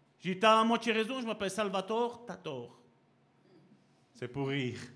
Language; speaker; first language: French; native; French